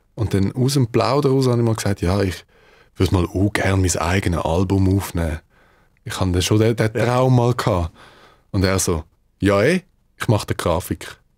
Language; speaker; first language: German; early bilingual, other home language; Dutch